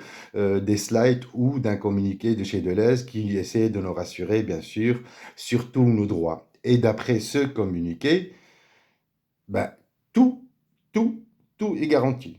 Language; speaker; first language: French; native; French